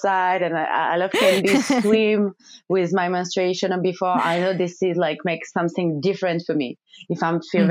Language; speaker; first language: English; non-native, learner; French